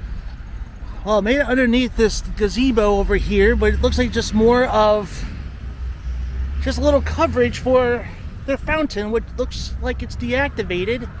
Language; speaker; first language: English; native; English